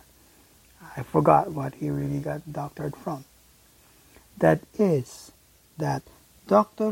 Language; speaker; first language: English; non-native, local second language; Filipino